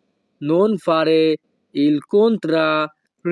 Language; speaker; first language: Italian; non-native, fluent; Bangla